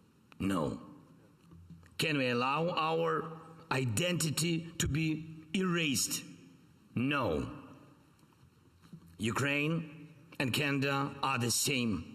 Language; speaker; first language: English; non-native, fluent; Ukrainian